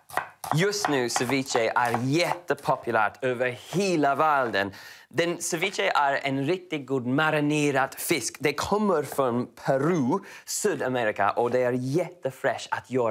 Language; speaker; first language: Swedish; non-native, learner; English